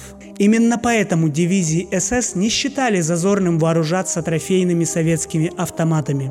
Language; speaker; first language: Russian; native; Russian